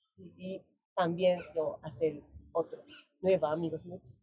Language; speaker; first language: Spanish; non-native, learner; Japanese